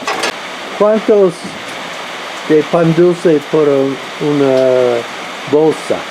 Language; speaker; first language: Spanish; non-native, learner; English